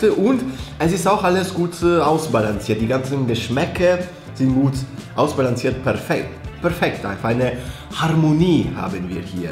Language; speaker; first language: German; non-native, fluent; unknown